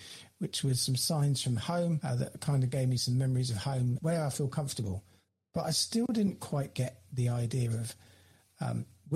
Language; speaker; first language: English; native; English